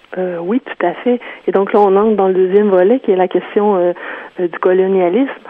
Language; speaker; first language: French; native; French